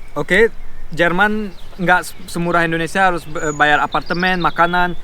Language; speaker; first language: Indonesian; non-native, fluent; German